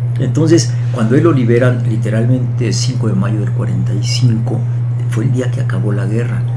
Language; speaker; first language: Spanish; early bilingual, other home language; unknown